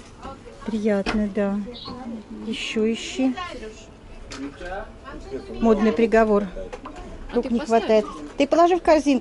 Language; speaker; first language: Russian; native; Russian